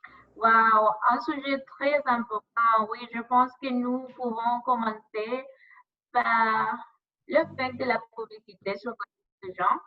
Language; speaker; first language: French; non-native, learner; Spanish